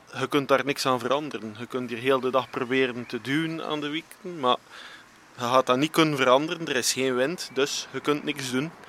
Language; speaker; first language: Dutch; native; Dutch